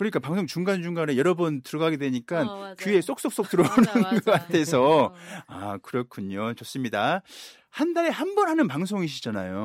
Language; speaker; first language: Korean; native; Korean